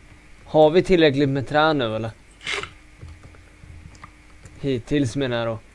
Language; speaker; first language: Swedish; native; Swedish